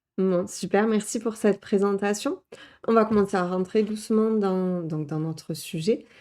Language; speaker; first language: French; native; French